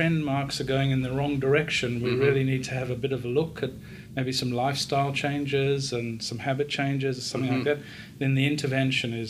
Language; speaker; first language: English; native; English